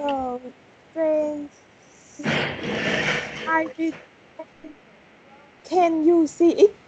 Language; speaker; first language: English; non-native, learner; Vietnamese